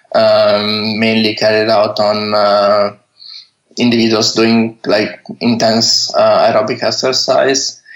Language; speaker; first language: English; non-native, fluent; Italian